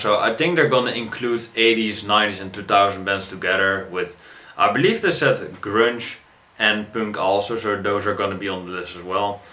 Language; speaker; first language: English; non-native, fluent; Dutch